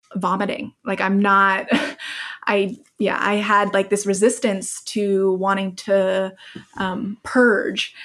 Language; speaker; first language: English; native; English